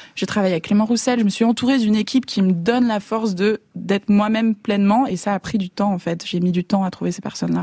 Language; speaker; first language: French; native; French